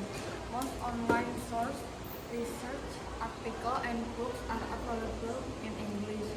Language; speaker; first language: English; non-native, learner; Indonesian